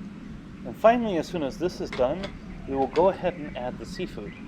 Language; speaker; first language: English; native; English